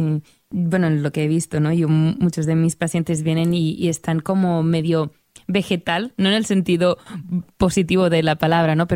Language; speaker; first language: Spanish; native; Spanish